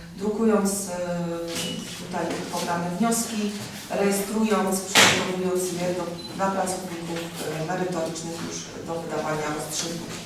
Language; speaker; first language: Polish; native; Polish